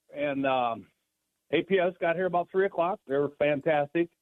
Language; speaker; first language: English; native; English